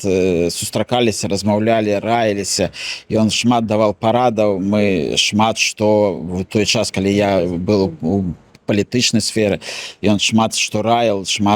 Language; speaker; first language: Belarusian; non-native, local second language; Russian